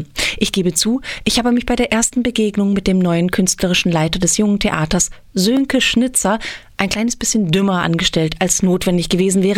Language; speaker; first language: German; native; German